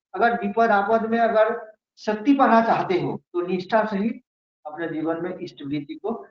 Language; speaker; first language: Hindi; non-native, local second language; Bangla